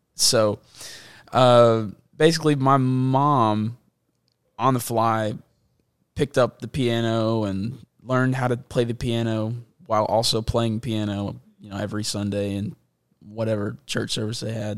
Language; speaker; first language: English; native; English